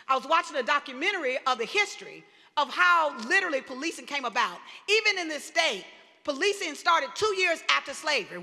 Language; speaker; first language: English; native; English